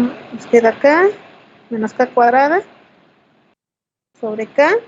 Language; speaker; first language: Spanish; native; Spanish